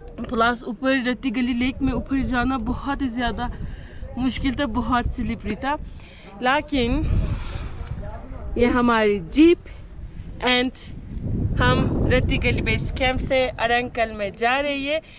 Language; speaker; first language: Urdu; non-native, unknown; Turkish